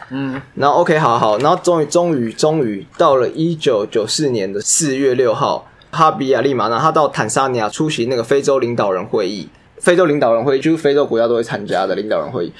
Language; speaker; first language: Chinese; native; Chinese